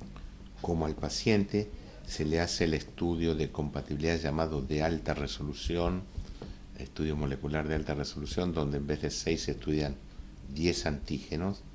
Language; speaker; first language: Spanish; native; Spanish